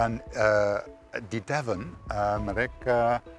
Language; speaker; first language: Indonesian; non-native, fluent; English